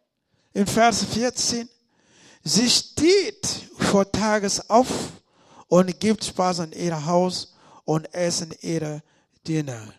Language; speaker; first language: German; non-native, learner; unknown